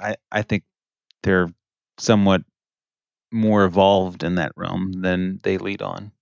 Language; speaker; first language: English; early bilingual, other home language; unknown